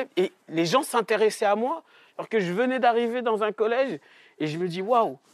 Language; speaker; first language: French; native; French